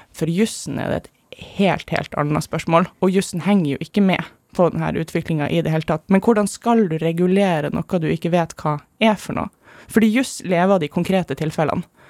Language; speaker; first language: Norwegian; early bilingual, other home language; German